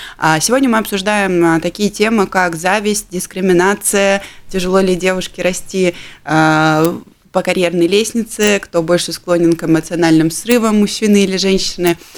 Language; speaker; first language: Russian; native; Russian